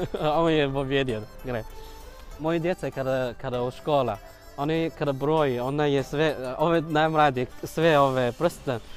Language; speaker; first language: Bosnian; non-native, learner; Chinese